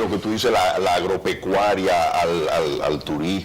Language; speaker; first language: Spanish; native; Spanish